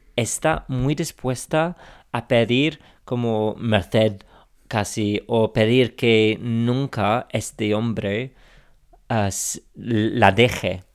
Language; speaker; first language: Spanish; non-native, fluent; English